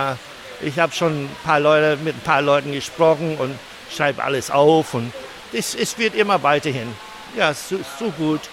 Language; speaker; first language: German; non-native, fluent; English